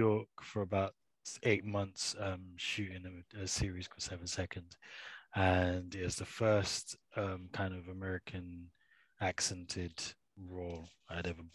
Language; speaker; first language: English; native; English